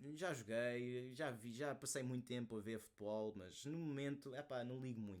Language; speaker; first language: Portuguese; non-native, fluent; English